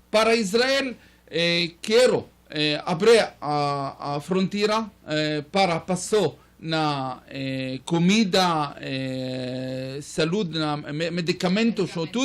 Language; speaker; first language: Spanish; non-native, learner; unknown